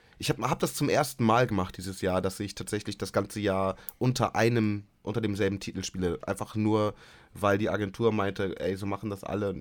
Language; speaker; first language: German; native; German